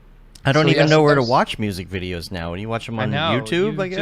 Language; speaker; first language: English; native; English